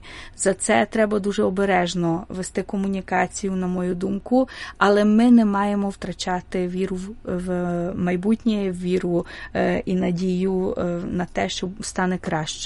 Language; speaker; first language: Ukrainian; early bilingual, heritage; Ukrainian